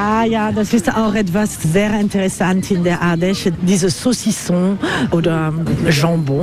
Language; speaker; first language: German; non-native, learner; French